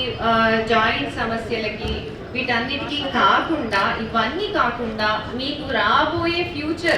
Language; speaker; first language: Telugu; native; Telugu